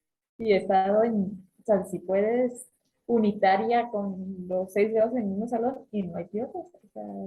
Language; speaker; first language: Spanish; native; Spanish